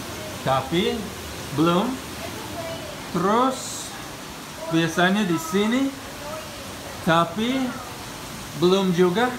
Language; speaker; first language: Indonesian; non-native, fluent; English